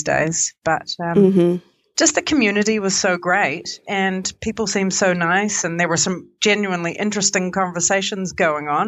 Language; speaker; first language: English; native; English